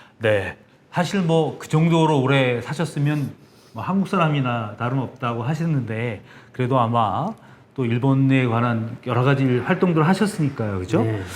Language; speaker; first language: Korean; native; Korean